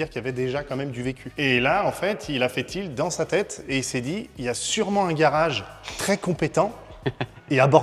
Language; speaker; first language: French; native; French